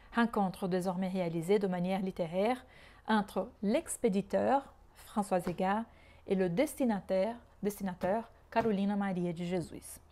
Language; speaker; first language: French; non-native, fluent; Portuguese